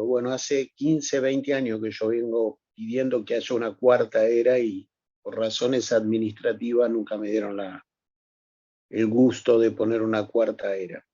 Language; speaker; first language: Spanish; native; Spanish